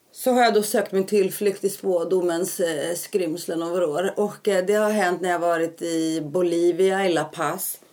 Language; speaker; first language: Swedish; early bilingual, other home language; Greek